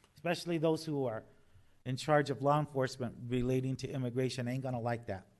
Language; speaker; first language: English; native; English